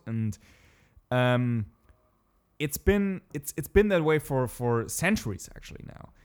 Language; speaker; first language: English; non-native, fluent; German